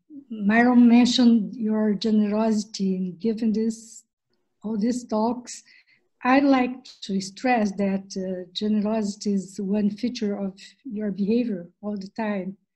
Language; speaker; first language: English; non-native, fluent; Portuguese